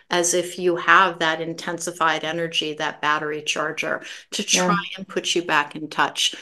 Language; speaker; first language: English; native; English